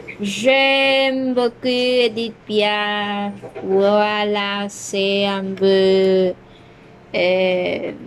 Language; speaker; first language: French; non-native, learner; Spanish